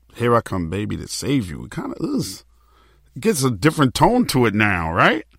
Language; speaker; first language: English; native; English